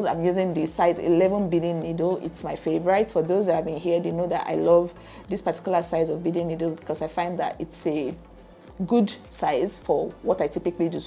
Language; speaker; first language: English; native; English